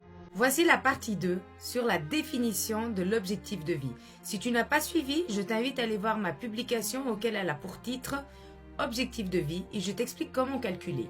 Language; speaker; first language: French; native; French